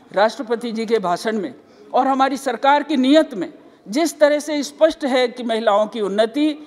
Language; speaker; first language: Hindi; native; Hindi